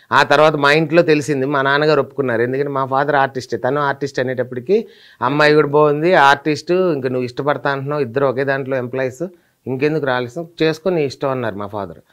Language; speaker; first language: Telugu; native; Telugu